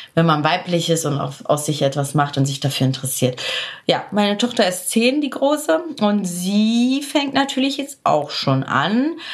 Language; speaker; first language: German; early bilingual, other home language; Polish